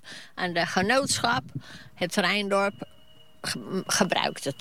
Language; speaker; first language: Dutch; non-native, fluent; Finnish